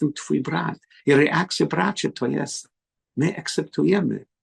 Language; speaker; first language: Polish; non-native, learner; English